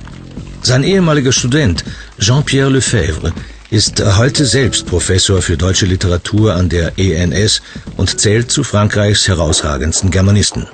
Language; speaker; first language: German; native; German